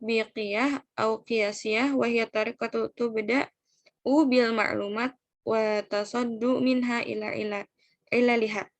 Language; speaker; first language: Arabic; non-native, learner; Indonesian